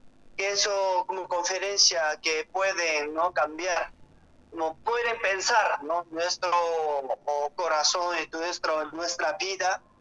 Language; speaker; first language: Spanish; non-native, learner; Korean